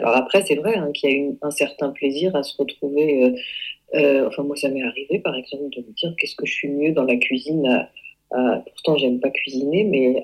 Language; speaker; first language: French; native; French